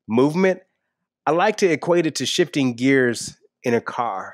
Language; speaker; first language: English; native; English